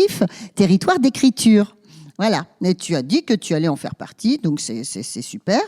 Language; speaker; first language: French; native; French